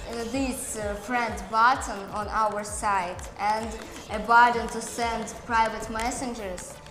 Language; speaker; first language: English; non-native, learner; Russian